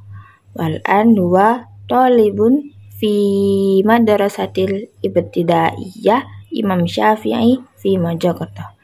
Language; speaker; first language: Arabic; non-native, learner; Indonesian